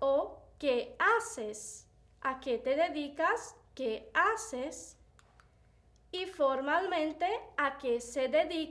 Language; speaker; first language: Spanish; non-native, fluent; Portuguese